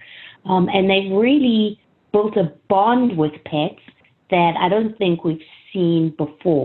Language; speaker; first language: English; native; English